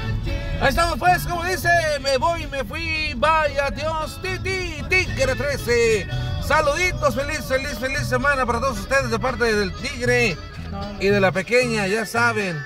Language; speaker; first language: Spanish; native; Spanish